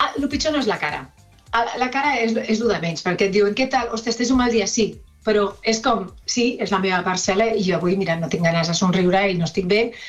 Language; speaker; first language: Catalan; non-native, local second language; Spanish